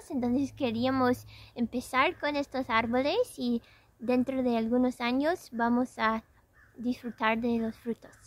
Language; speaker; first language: Spanish; non-native, fluent; English